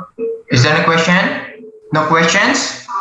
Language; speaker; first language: English; non-native, learner; Indonesian